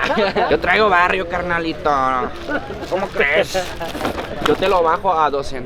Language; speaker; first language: Spanish; native; Spanish